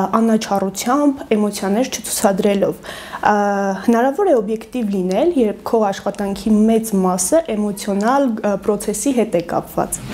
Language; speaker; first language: Armenian; native; Armenian